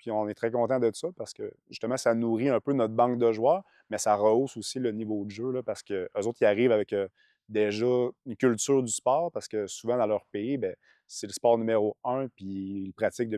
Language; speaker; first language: French; native; French